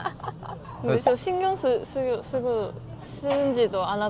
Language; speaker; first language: Korean; non-native, learner; Japanese